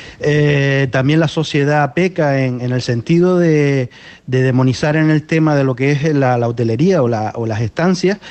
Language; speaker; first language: Spanish; native; Spanish